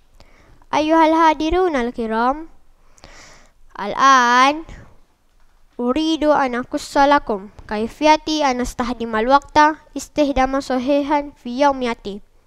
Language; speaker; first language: Arabic; non-native, learner; Malay